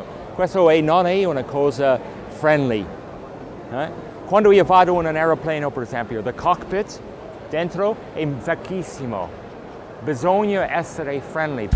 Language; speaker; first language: Italian; non-native, learner; English